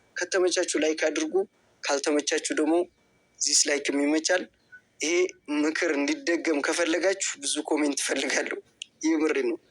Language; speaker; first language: Amharic; native; Amharic